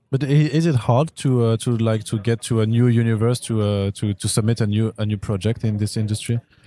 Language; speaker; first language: English; non-native, fluent; French